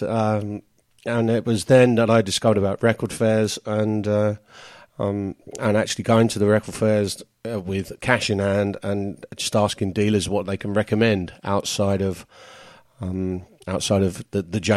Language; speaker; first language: English; native; English